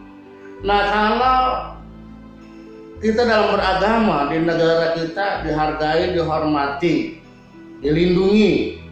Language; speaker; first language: Indonesian; native; Indonesian